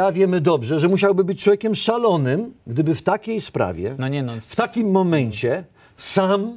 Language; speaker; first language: Polish; native; Polish